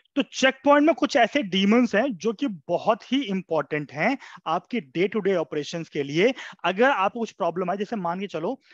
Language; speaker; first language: Hindi; native; Hindi